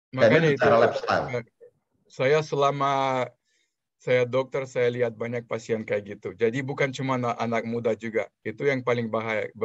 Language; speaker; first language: Indonesian; non-native, fluent; Russian